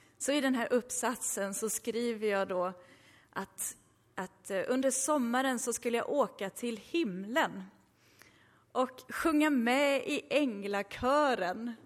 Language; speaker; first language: Swedish; early bilingual, other home language; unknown